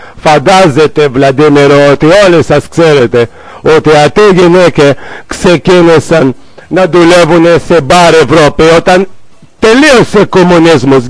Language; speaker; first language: Greek; non-native, learner; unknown